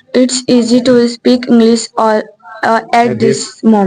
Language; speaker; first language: English; non-native, learner; Hindi